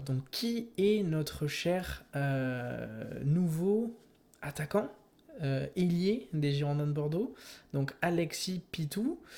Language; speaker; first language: French; native; French